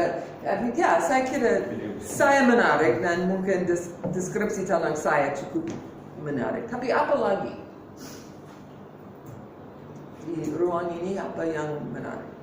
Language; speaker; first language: Indonesian; non-native, fluent; English